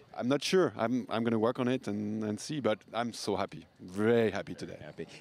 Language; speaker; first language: English; non-native, fluent; French